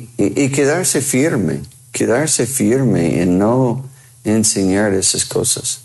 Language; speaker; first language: Spanish; non-native, fluent; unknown